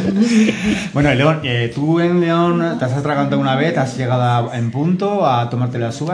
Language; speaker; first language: Spanish; native; Spanish